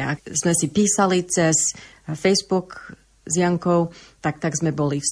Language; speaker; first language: Slovak; early bilingual, heritage; English